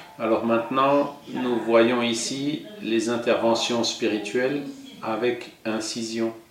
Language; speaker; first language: French; non-native, fluent; Portuguese